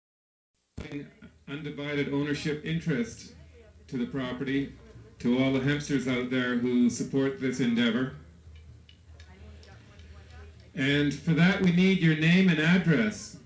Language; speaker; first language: English; native; English